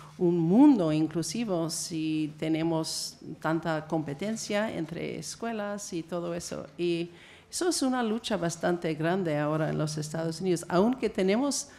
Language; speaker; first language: Spanish; non-native, fluent; English